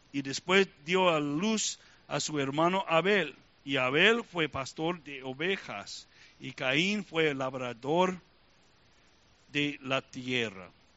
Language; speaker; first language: Spanish; non-native, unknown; English